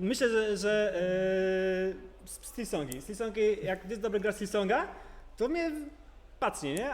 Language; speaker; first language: Polish; native; Polish